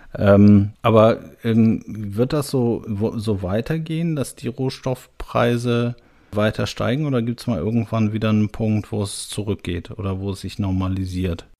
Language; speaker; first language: German; native; German